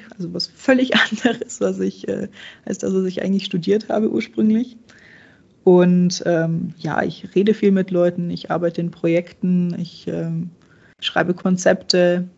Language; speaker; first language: German; early bilingual, other home language; Czech